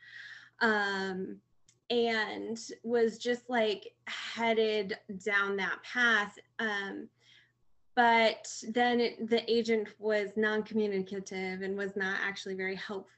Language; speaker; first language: English; native; English